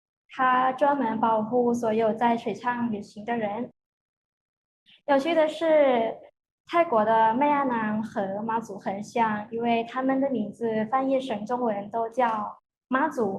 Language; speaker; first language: Chinese; non-native, learner; Thai